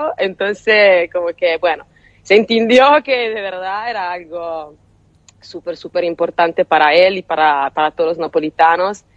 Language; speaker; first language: Spanish; non-native, fluent; Italian